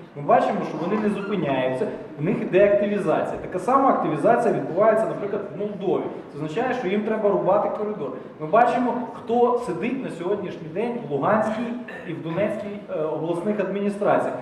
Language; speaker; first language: Ukrainian; native; Ukrainian